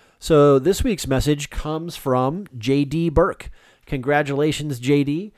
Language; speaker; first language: English; native; English